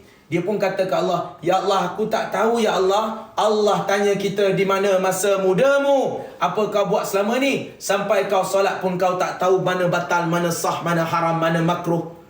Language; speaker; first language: Malay; native; Malay